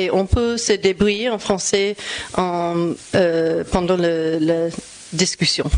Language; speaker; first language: French; non-native, fluent; English